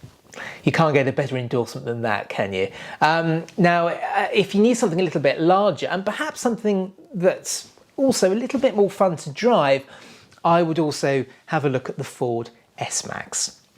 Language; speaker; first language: English; native; English